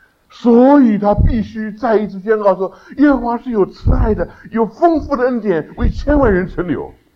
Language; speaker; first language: Chinese; native; Chinese